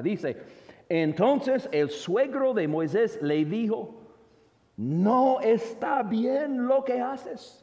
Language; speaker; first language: Spanish; non-native, fluent; English